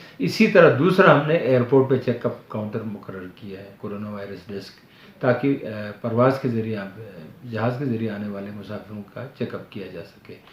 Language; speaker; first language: Urdu; non-native, local second language; Balti